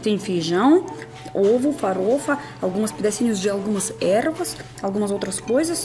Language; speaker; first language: Portuguese; non-native, fluent; Russian